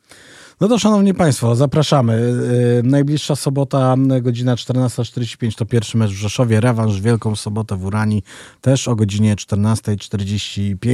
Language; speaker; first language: Polish; native; Polish